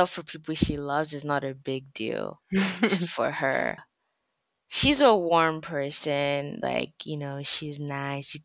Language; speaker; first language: English; non-native, local second language; Yoruba